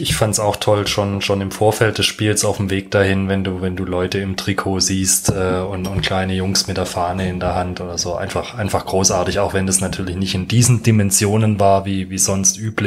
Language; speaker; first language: German; native; German